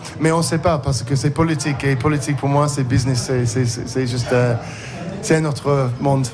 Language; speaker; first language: French; non-native, learner; English